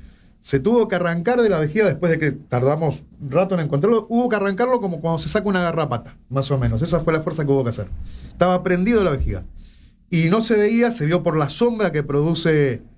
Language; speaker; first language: Spanish; native; Spanish